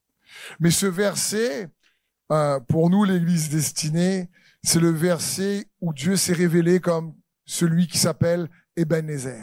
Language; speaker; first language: French; native; French